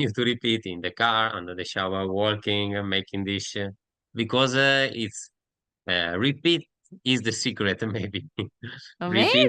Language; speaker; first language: English; non-native, learner; Italian